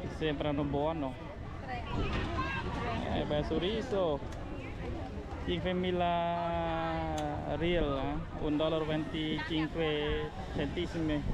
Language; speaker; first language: Italian; non-native, fluent; Vietnamese